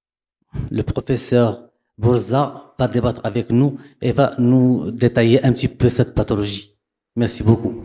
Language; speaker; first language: French; non-native, local second language; Arabic